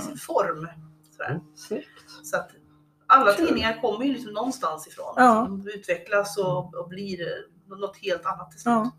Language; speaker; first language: Swedish; native; Swedish